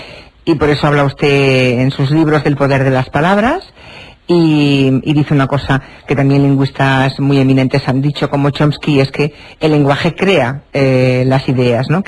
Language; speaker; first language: Spanish; native; Spanish